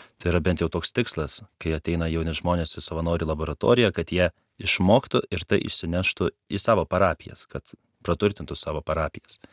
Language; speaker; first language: Lithuanian; native; Lithuanian